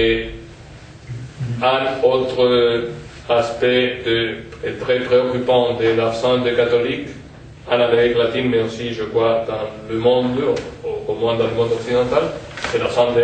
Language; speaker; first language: French; non-native, fluent; Spanish